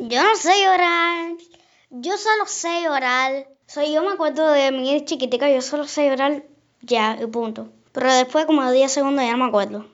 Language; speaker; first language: Spanish; early bilingual, other home language; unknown